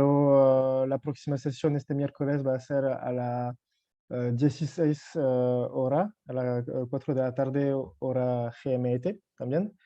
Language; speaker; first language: Spanish; non-native, fluent; French